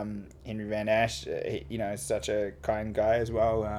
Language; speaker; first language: English; native; English